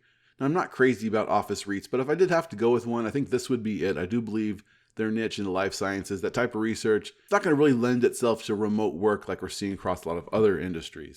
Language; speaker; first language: English; native; English